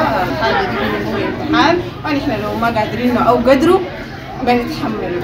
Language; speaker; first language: Arabic; native; Arabic